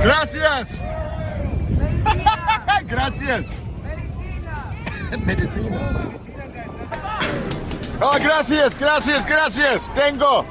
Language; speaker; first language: Spanish; non-native, learner; English